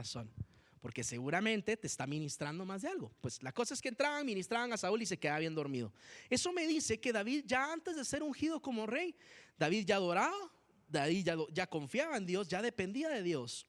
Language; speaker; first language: Spanish; native; Spanish